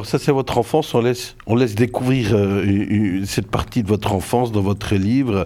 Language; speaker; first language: French; native; French